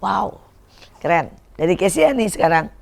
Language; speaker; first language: Indonesian; native; Indonesian